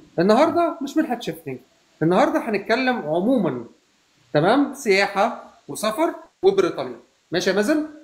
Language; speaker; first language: Arabic; native; Arabic